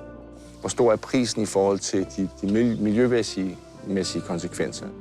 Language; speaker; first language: Danish; native; Danish